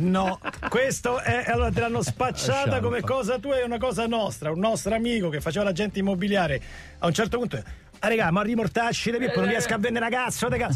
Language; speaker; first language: Italian; native; Italian